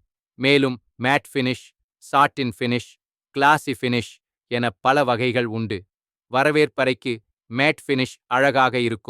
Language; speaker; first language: Tamil; native; Tamil